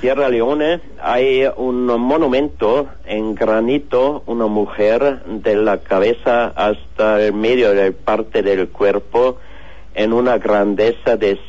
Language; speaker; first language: Spanish; non-native, learner; German